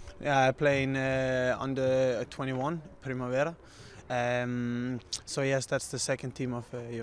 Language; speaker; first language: English; non-native, learner; Danish